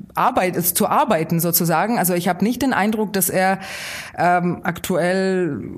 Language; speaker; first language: German; non-native, fluent; Ukrainian